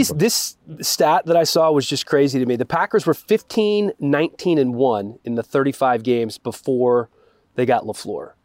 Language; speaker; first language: English; native; English